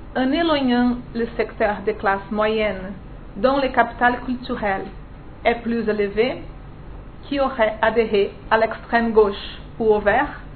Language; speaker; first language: French; non-native, fluent; Portuguese